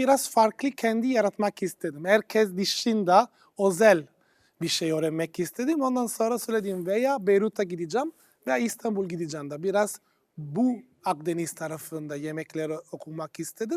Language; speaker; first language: Turkish; non-native, fluent; Italian